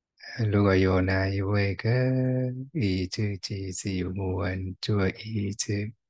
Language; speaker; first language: Chinese; non-native, fluent; Thai